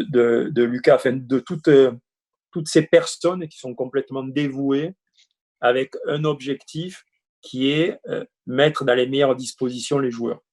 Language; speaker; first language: French; native; French